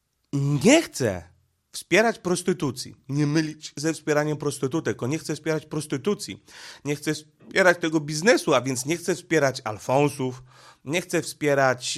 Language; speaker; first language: Polish; native; Polish